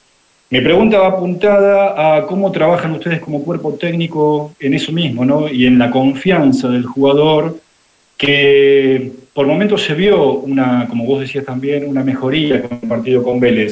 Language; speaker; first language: Spanish; native; Spanish